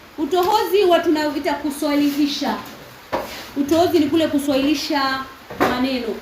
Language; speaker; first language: Swahili; non-native, local second language; Kamba